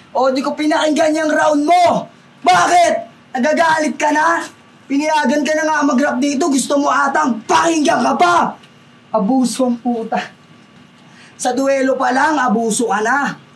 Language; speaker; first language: Filipino; native; Filipino